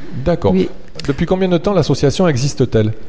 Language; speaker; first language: French; native; French